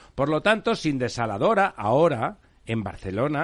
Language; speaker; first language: Spanish; native; Spanish